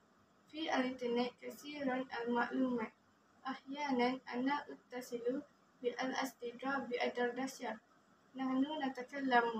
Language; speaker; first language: Arabic; non-native, learner; Malay